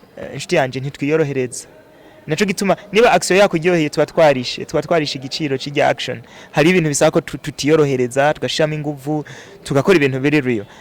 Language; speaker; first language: Rundi; native; Rundi